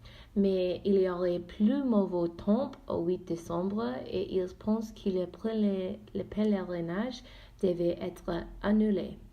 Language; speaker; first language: French; non-native, learner; Dutch